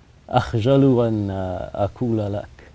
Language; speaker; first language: Arabic; non-native, learner; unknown